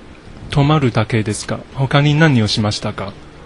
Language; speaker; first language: Japanese; non-native, learner; Chinese